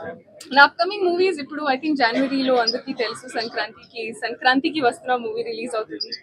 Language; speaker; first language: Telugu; non-native, learner; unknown